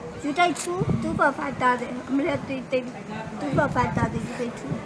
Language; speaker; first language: English; non-native, learner; Burmese